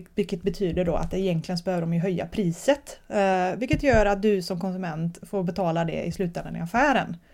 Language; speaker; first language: Swedish; native; Swedish